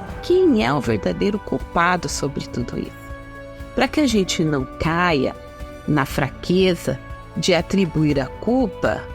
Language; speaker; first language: Portuguese; native; Portuguese